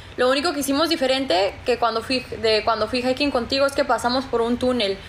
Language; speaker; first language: Spanish; early bilingual, heritage; Spanish